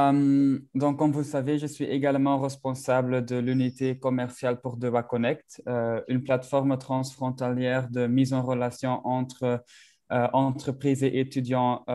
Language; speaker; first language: French; non-native, local second language; Dutch